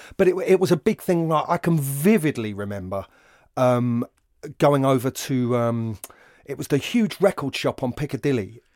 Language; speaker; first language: English; native; English